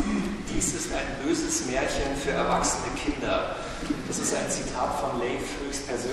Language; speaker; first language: German; native; German